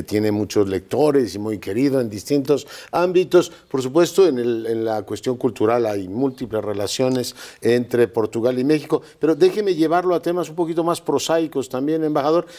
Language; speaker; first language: Spanish; native; Spanish